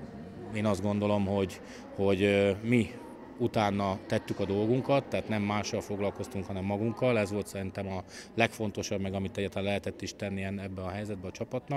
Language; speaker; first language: Hungarian; native; Hungarian